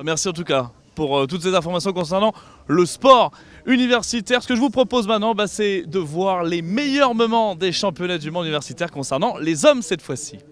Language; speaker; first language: French; native; French